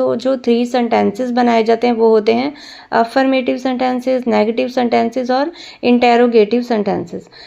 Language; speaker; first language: Hindi; non-native, local second language; Punjabi